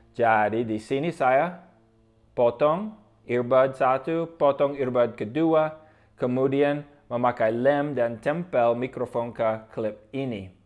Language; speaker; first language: Indonesian; non-native, fluent; English